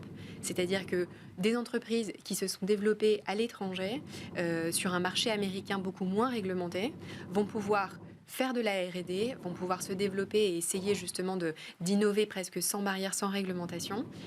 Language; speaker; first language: French; native; French